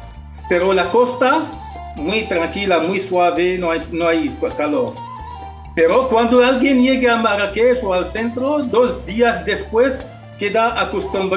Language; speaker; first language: Spanish; non-native, fluent; Arabic